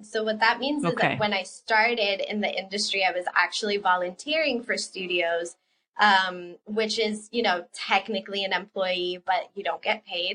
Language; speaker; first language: English; early bilingual, other home language; Spanish